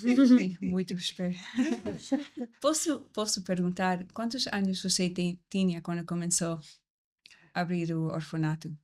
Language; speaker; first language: Portuguese; non-native, learner; English